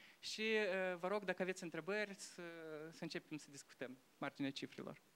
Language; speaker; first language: Romanian; non-native, local second language; Russian